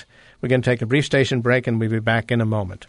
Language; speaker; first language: English; native; English